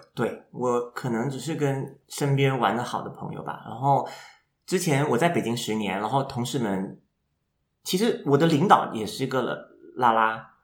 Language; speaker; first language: Chinese; native; Chinese